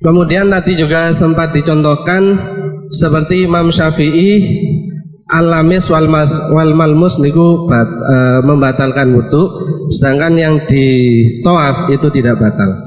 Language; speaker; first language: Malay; non-native, local second language; Javanese